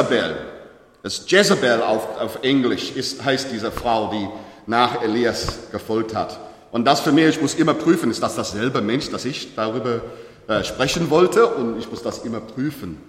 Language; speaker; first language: German; non-native, learner; English